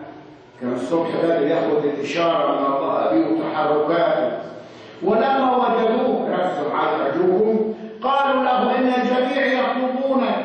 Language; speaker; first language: Arabic; native; Arabic